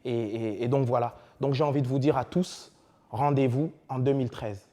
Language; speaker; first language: French; native; French